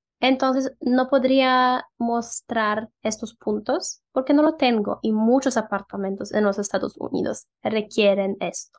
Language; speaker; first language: Spanish; non-native, fluent; Polish